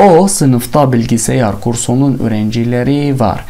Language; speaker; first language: Turkish; non-native, fluent; Arabic